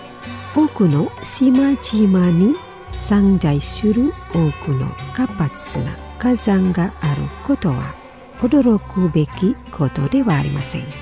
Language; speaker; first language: Japanese; non-native, fluent; Indonesian